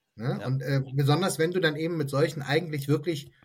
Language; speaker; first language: German; native; German